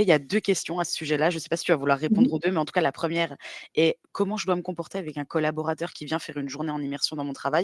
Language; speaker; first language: French; native; French